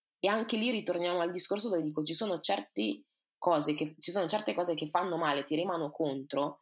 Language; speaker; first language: Italian; early bilingual, other home language; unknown